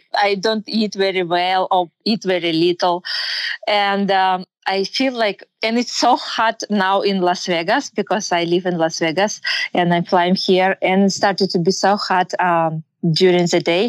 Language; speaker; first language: English; non-native, learner; Russian